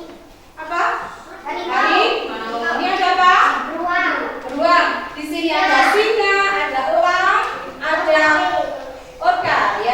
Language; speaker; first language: Indonesian; non-native, local second language; Javanese